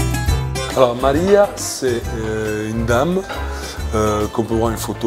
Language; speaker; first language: French; non-native, fluent; Italian